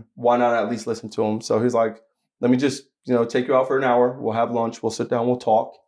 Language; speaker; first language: English; native; English